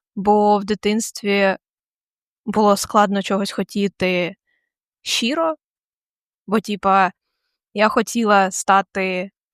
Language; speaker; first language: Ukrainian; non-native, local second language; Russian